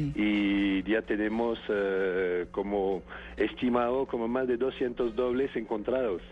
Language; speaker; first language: Spanish; non-native, fluent; French